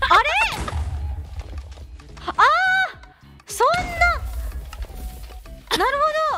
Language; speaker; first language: Japanese; non-native, learner; Indonesian